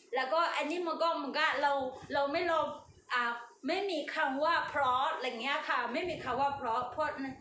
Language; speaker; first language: Thai; non-native, learner; Burmese